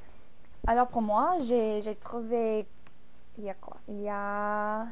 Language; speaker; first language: French; non-native, fluent; English